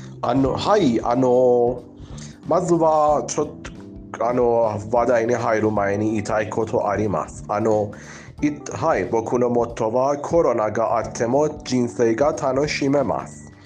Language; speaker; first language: Japanese; non-native, fluent; Persian